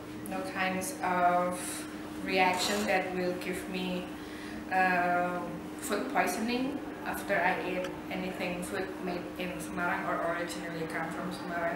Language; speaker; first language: English; non-native, fluent; Indonesian